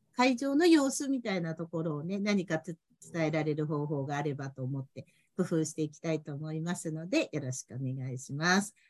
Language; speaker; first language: Japanese; native; Japanese